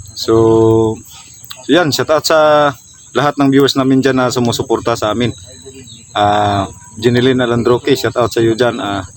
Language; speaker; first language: Filipino; non-native, local second language; Cebuano